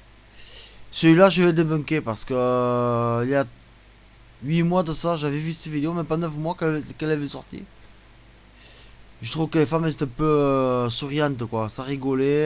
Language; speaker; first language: French; native; French